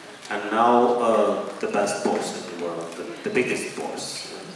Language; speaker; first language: English; non-native, fluent; Russian